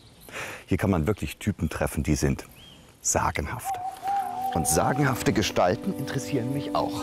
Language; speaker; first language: German; native; German